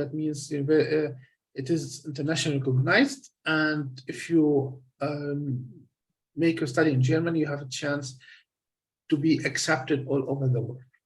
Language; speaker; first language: English; non-native, fluent; Arabic